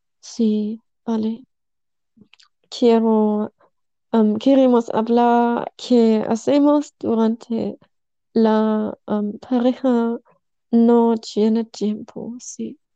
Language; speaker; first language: Spanish; non-native, learner; German